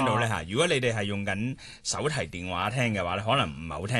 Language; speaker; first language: Cantonese; native; Cantonese